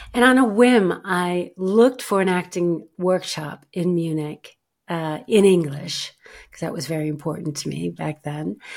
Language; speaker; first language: English; native; English